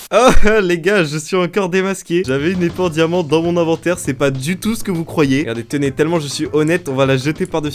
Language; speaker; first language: French; native; French